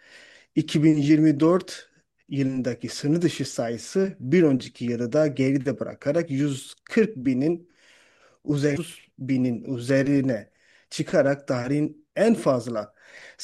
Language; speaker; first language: Turkish; non-native, fluent; Urdu